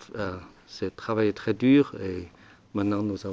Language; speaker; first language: French; non-native, learner; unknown